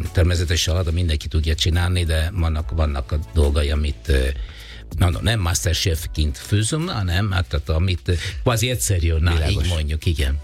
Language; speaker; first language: Hungarian; non-native, fluent; Italian